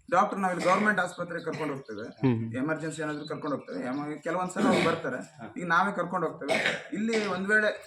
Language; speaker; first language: Kannada; native; Kannada